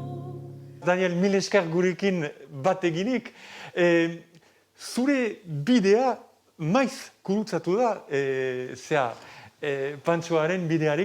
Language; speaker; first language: Basque; native; Basque